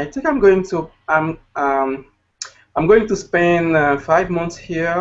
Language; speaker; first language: English; non-native, learner; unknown